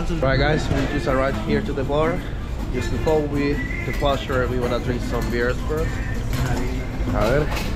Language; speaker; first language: English; non-native, fluent; Spanish